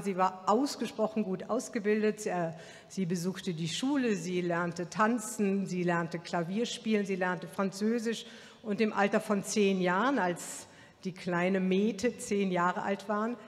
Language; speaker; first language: German; native; German